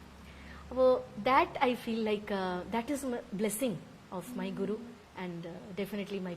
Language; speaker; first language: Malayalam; non-native, local second language; Bangla